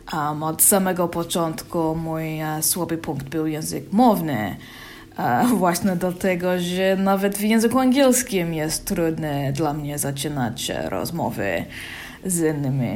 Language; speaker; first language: Polish; non-native, learner; English